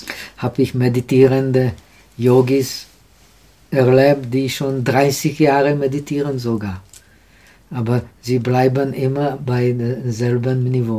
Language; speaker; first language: German; non-native, learner; Czech